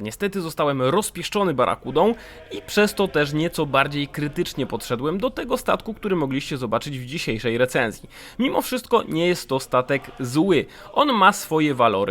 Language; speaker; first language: Polish; native; Polish